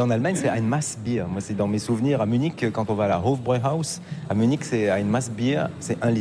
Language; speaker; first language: French; native; French